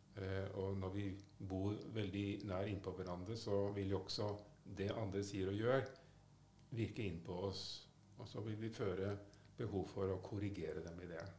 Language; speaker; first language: Norwegian; native; Norwegian